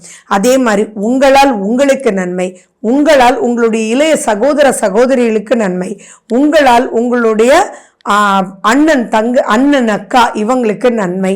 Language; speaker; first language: Tamil; native; Tamil